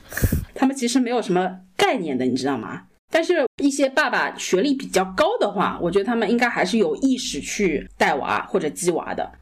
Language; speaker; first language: Chinese; native; Chinese